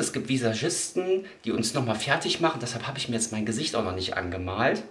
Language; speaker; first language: German; native; German